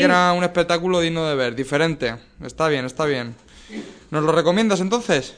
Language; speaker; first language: Spanish; native; Spanish